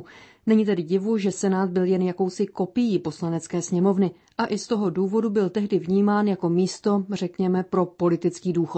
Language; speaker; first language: Czech; native; Czech